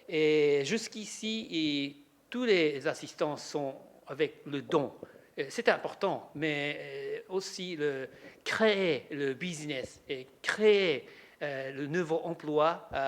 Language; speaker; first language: French; non-native, learner; Japanese